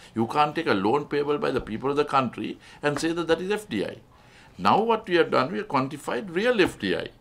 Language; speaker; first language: English; non-native, local second language; Sinhala